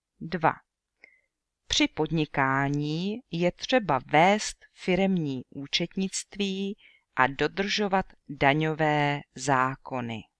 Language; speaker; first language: Czech; native; Czech